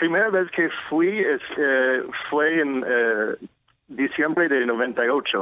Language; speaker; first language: Spanish; non-native, fluent; English